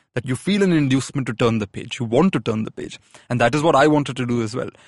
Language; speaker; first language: English; non-native, local second language; Malayalam